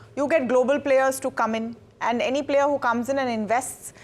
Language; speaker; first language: English; non-native, local second language; Hindi